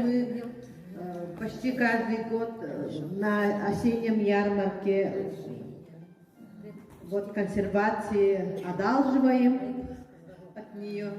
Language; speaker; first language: Russian; non-native, local second language; Yakut